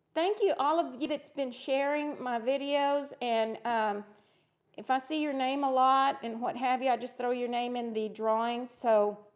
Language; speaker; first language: English; early bilingual, other home language; Spanish